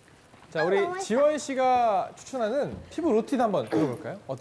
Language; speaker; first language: Korean; native; Korean